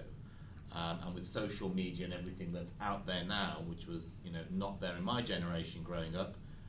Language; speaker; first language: English; native; English